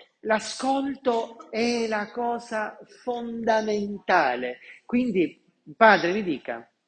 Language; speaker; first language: Italian; non-native, local second language; Sicilian